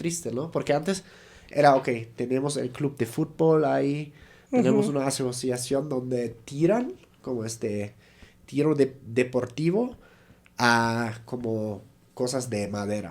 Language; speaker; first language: Spanish; native; Spanish